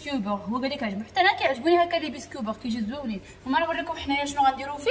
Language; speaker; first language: Arabic; native; Arabic